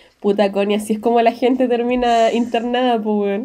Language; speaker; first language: Spanish; native; Spanish